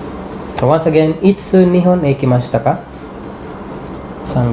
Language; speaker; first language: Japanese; non-native, fluent; English